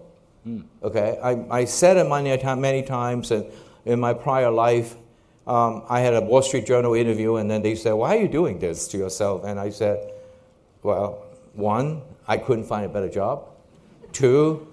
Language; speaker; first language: English; non-native, local second language; Cantonese